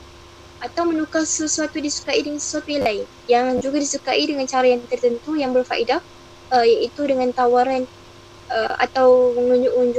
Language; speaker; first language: Malay; native; Malay